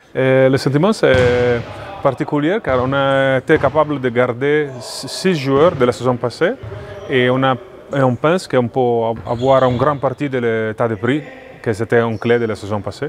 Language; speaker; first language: French; non-native, fluent; Italian